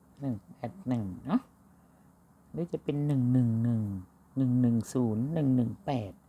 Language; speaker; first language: Thai; native; Thai